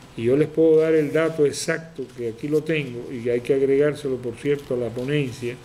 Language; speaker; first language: Spanish; native; Spanish